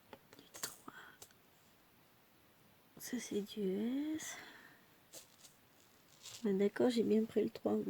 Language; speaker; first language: French; native; French